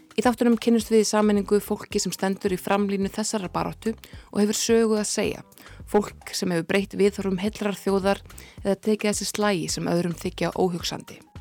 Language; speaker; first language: Icelandic; native; Icelandic